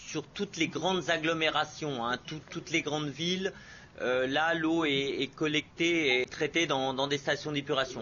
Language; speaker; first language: French; native; French